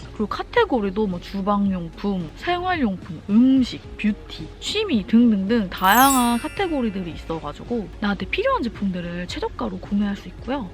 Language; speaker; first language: Korean; native; Korean